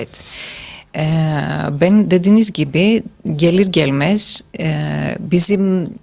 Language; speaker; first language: Turkish; non-native, fluent; Greek